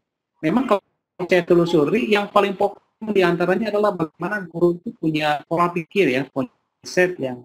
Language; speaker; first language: Indonesian; native; Indonesian